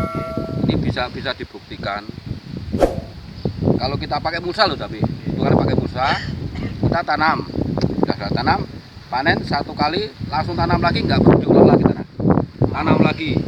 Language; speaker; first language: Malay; non-native, local second language; Javanese